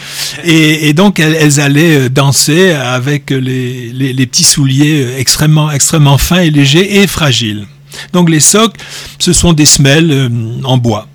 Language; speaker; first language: French; native; French